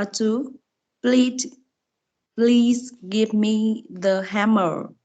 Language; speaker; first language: English; non-native, learner; Vietnamese